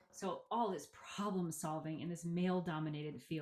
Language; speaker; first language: English; native; English